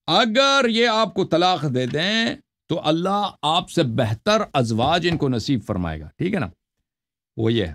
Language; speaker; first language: Urdu; non-native, local second language; Punjabi